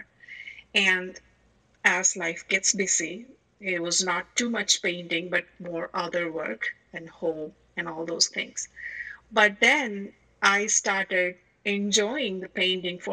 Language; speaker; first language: English; non-native, local second language; Malayalam